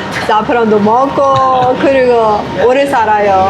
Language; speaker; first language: Korean; non-native, learner; Persian